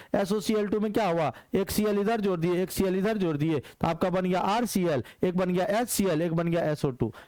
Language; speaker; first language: Hindi; native; Hindi